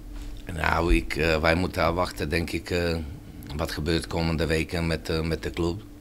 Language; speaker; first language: Dutch; non-native, fluent; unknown